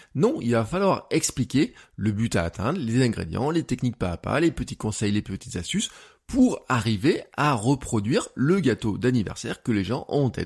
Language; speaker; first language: French; native; French